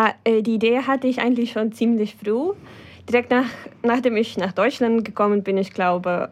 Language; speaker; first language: German; non-native, fluent; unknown